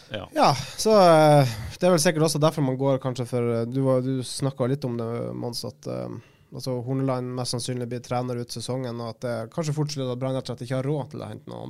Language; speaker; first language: Norwegian; native; Norwegian